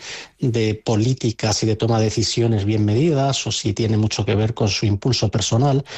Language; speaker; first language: Spanish; native; Spanish